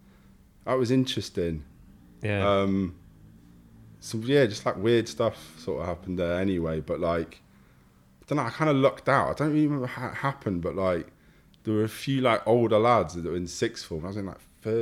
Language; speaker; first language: English; native; English